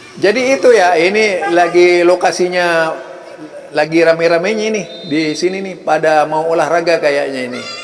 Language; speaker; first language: Indonesian; non-native, local second language; Madurese